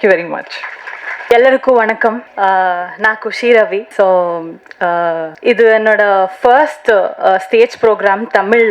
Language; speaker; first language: Tamil; non-native, learner; Hindi